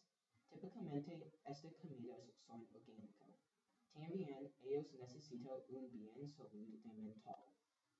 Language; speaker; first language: Spanish; non-native, learner; English